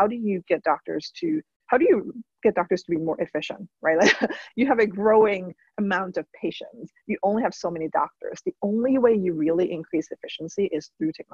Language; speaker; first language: English; non-native, local second language; Cantonese